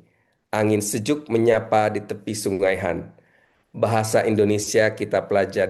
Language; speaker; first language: Indonesian; native; Indonesian